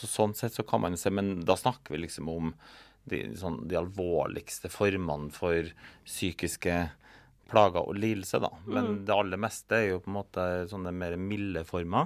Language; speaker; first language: Norwegian; native; Norwegian